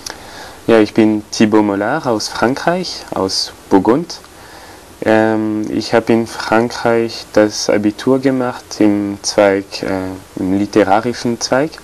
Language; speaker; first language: German; non-native, fluent; French